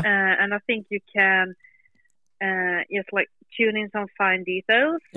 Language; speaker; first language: English; non-native, fluent; Swedish